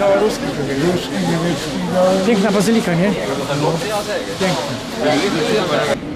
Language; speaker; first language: Polish; non-native, learner; Hungarian